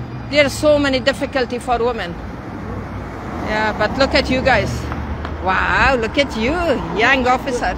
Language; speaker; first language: English; non-native, learner; Persian